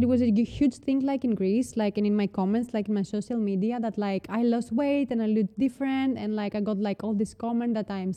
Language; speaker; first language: English; non-native, fluent; Greek